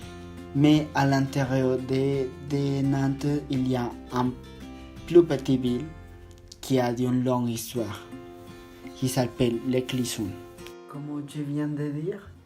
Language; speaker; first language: French; non-native, learner; Spanish